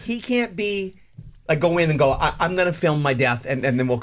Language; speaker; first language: English; native; English